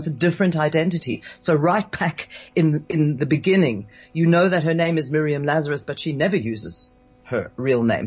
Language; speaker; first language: English; native; English